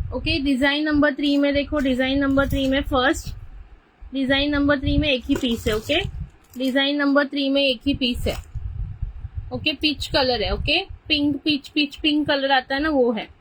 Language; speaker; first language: Hindi; non-native, local second language; Marathi